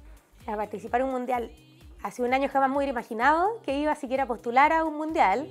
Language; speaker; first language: Spanish; native; Spanish